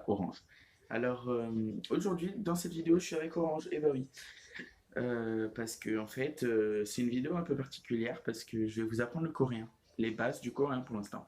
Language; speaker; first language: French; native; French